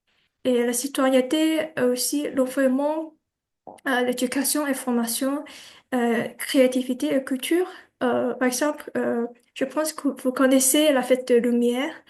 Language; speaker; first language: French; non-native, learner; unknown